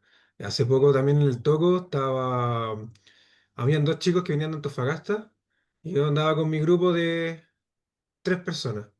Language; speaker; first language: Spanish; native; Spanish